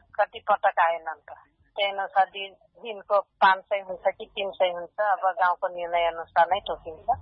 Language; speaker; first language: Nepali; non-native, local second language; Rana Tharu